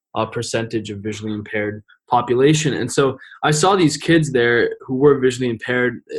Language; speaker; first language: English; native; English